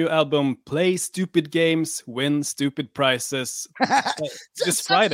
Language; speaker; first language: English; non-native, fluent; Swedish